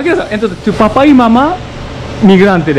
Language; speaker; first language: Spanish; non-native, learner; Japanese